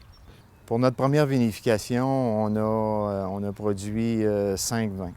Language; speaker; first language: French; native; French